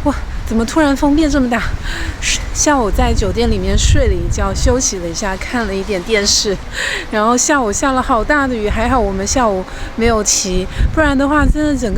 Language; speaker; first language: Chinese; native; Chinese